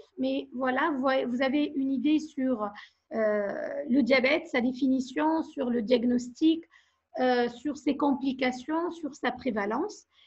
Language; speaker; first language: French; non-native, local second language; Arabic